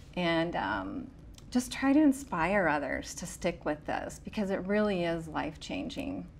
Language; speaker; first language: English; native; English